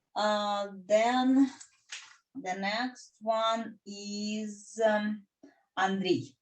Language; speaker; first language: English; non-native, fluent; Ukrainian